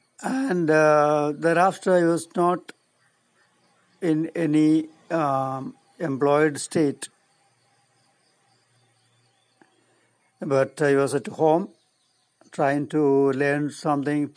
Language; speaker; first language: English; non-native, local second language; Malayalam